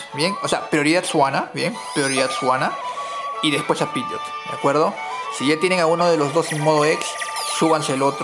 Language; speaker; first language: Spanish; native; Spanish